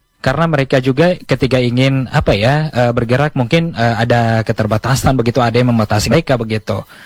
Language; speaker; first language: Indonesian; native; Indonesian